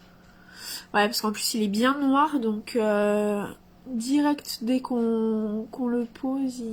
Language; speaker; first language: French; native; French